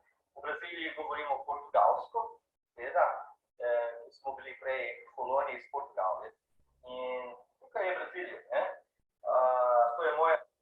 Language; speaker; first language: Slovenian; non-native, learner; Portuguese